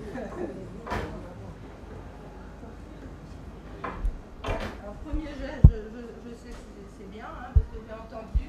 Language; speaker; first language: French; native; French